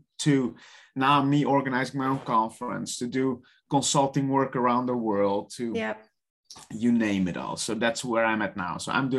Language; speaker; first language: English; non-native, fluent; Dutch